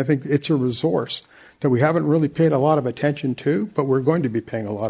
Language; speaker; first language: English; native; English